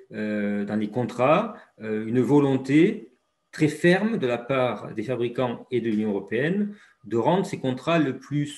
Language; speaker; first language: French; native; French